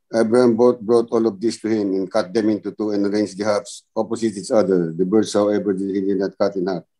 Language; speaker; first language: English; non-native, local second language; Filipino